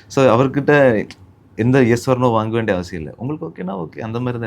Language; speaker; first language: Tamil; early bilingual, heritage; Tamil